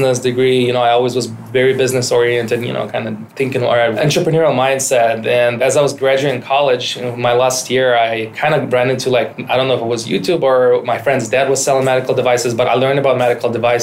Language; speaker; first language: English; non-native, fluent; Ukrainian